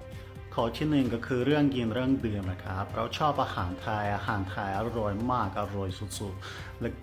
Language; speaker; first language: Thai; non-native, fluent; Russian